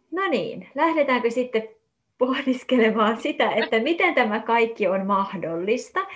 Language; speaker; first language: Finnish; native; Finnish